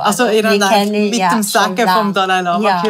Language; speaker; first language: German; native; German